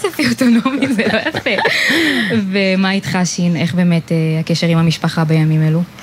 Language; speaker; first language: Hebrew; native; Hebrew